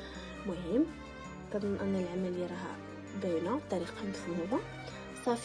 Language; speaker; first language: Arabic; native; Arabic